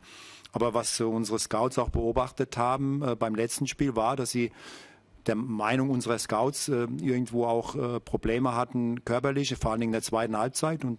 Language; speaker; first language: German; native; German